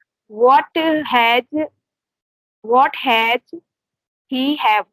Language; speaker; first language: English; non-native, learner; Hindi